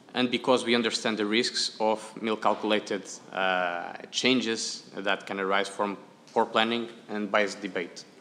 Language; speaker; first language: English; non-native, fluent; Portuguese